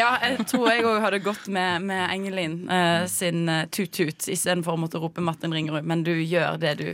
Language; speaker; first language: Norwegian; native; Norwegian